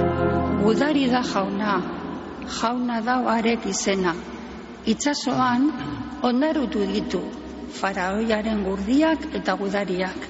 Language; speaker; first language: Basque; native; Basque